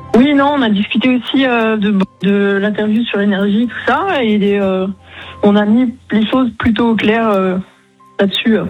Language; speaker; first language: French; native; French